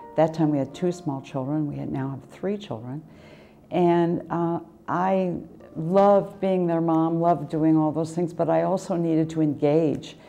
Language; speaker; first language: English; native; English